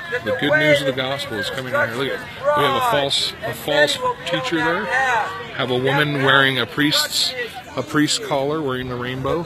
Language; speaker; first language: English; native; English